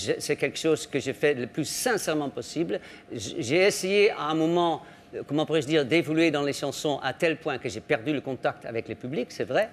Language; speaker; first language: French; non-native, fluent; Dutch